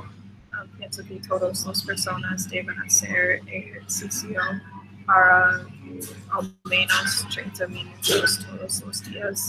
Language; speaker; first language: Spanish; non-native, learner; English